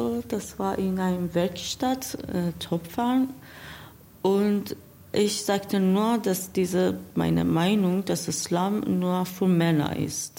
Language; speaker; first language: German; non-native, learner; Persian